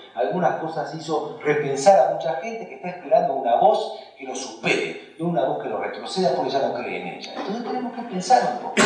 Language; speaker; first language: Spanish; early bilingual, other home language; Hungarian